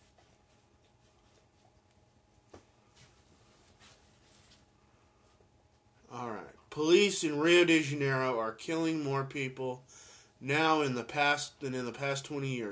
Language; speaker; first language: English; native; English